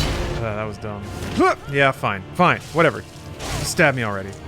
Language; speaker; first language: English; native; English